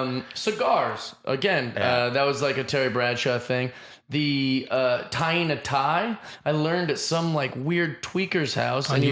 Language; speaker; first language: English; native; English